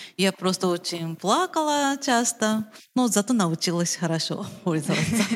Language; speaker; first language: Russian; non-native, fluent; Japanese